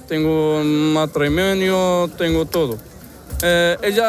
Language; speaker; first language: Spanish; non-native, learner; Arabic